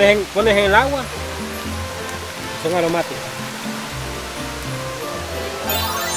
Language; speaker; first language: Spanish; native; Spanish